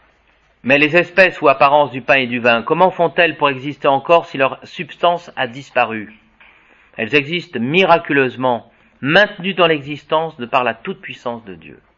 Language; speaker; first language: French; native; French